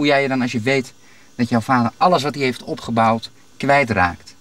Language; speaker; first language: Dutch; early bilingual, other home language; Arabic